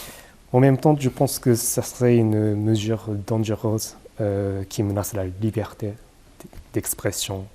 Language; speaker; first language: French; non-native, fluent; Japanese